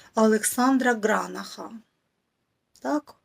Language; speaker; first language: Ukrainian; native; Ukrainian